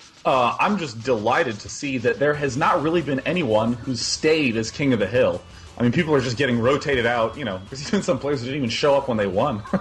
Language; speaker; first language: English; native; English